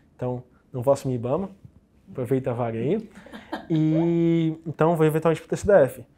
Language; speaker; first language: Portuguese; native; Portuguese